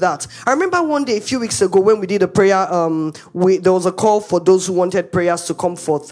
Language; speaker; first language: English; non-native, local second language; Igbo